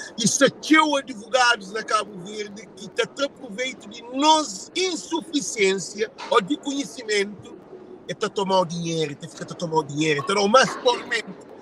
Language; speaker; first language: Portuguese; non-native, local second language; Kabuverdianu